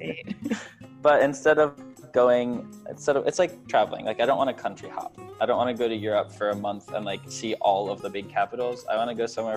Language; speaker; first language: English; native; English